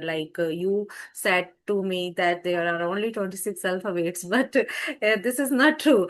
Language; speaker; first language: English; non-native, fluent; Hindi